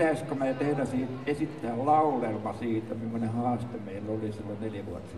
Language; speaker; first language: Finnish; native; Finnish